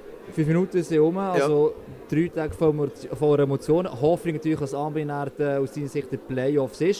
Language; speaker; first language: German; native; German